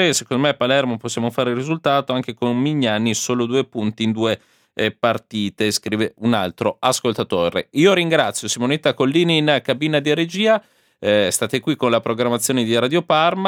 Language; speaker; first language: Italian; native; Italian